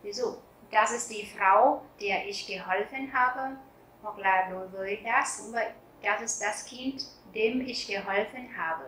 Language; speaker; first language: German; non-native, fluent; Vietnamese